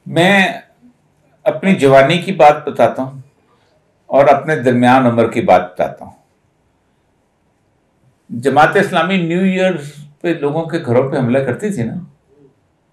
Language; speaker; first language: Urdu; native; Urdu